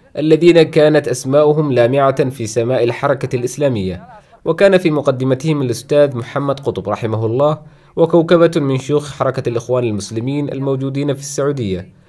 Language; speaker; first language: Arabic; non-native, local second language; Somali